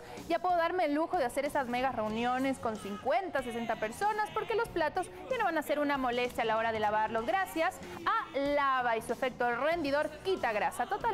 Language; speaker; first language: Spanish; native; Spanish